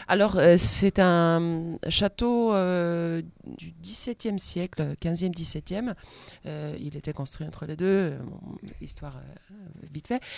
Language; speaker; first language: French; non-native, fluent; Polish